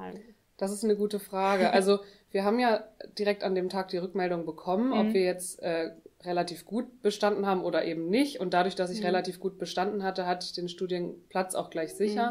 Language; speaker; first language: German; native; German